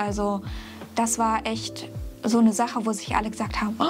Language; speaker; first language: German; native; German